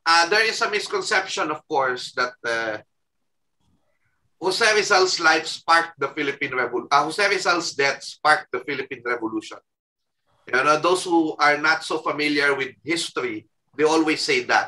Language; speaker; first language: English; non-native, local second language; Filipino